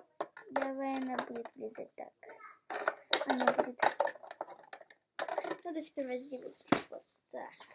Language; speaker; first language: Russian; early bilingual, heritage; Russian